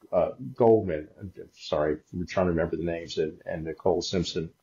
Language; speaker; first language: English; native; English